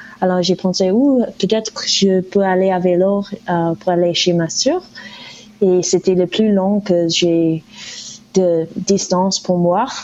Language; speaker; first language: French; non-native, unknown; English